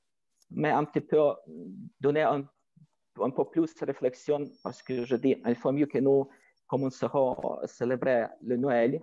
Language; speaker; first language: French; non-native, fluent; Ukrainian